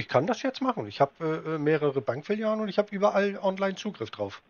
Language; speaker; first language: German; native; German